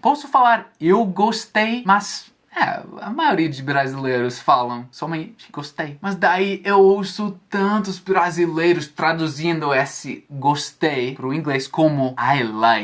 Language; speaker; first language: Portuguese; non-native, fluent; English